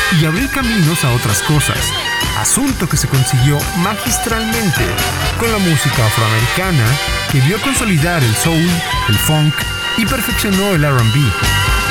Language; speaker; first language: Spanish; native; Spanish